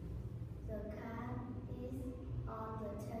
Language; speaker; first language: English; non-native, learner; Vietnamese